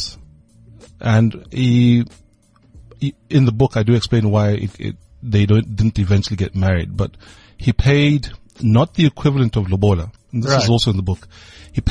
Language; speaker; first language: English; non-native, local second language; Swati